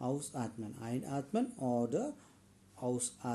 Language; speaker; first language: German; non-native, learner; Malayalam